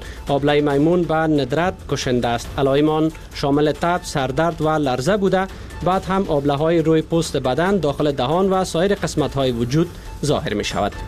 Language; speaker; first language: Persian; native; Persian